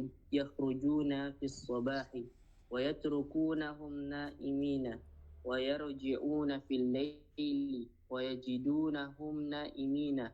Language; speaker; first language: Arabic; non-native, learner; Indonesian